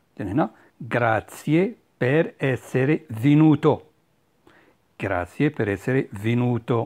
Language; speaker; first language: Italian; non-native, fluent; Arabic